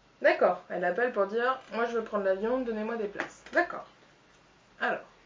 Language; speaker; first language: French; native; French